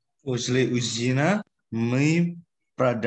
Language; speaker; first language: Russian; non-native, learner; Indonesian